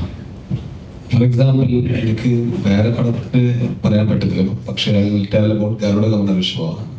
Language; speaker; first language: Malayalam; non-native, learner; Kannada